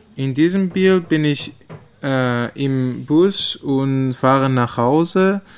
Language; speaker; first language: German; non-native, learner; Persian